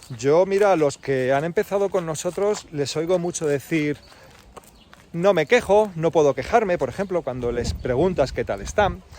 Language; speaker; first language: Spanish; native; Spanish